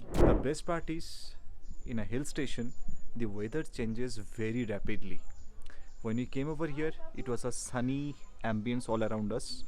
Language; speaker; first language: English; non-native, local second language; Bangla